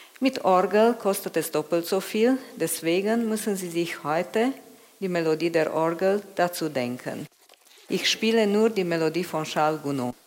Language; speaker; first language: German; non-native, fluent; Romanian